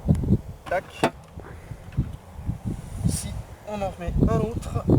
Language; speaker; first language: French; native; French